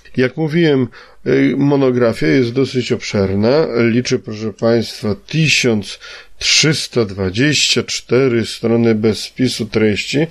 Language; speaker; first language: Polish; native; Polish